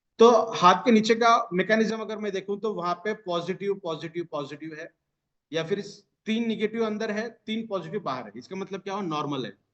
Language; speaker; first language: Hindi; non-native, local second language; Marathi